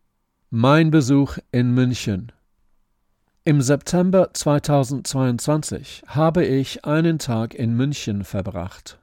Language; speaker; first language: German; non-native, fluent; English